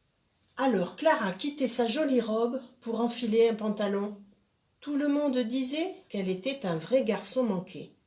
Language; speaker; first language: French; native; French